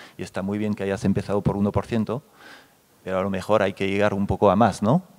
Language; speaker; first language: Spanish; non-native, fluent; French